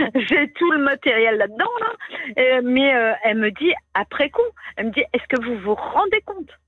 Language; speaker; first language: French; native; French